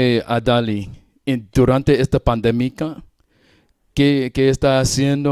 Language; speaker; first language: Spanish; non-native, learner; English